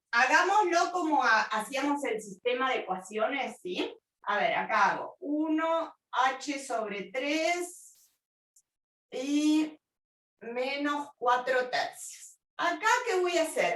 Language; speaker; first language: Spanish; native; Spanish